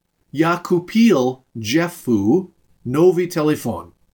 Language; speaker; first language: Russian; non-native, fluent; English